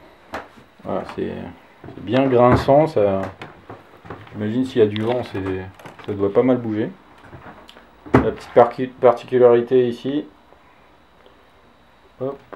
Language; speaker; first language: French; native; French